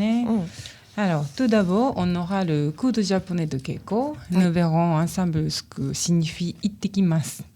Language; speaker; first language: French; non-native, learner; Japanese